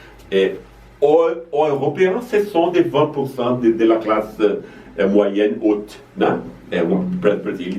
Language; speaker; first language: French; non-native, fluent; Portuguese